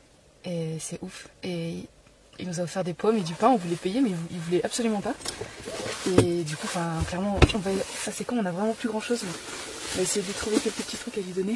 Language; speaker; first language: French; native; French